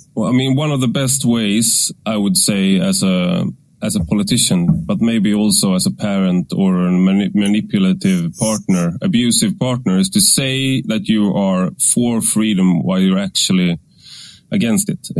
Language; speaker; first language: English; non-native, fluent; Swedish